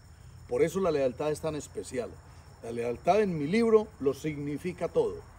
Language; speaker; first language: Spanish; native; Spanish